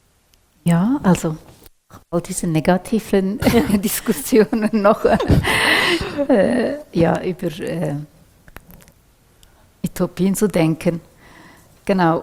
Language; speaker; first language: German; non-native, fluent; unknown